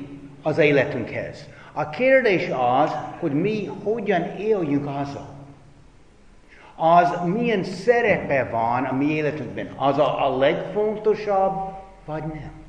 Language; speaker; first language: Hungarian; non-native, fluent; English